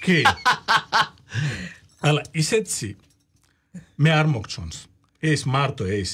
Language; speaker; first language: Georgian; non-native, learner; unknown